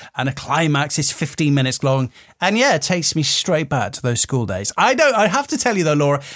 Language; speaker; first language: English; native; English